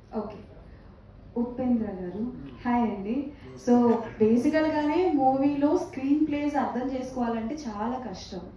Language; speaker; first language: Telugu; native; Telugu